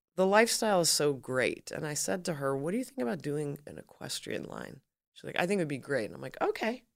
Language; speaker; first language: English; native; English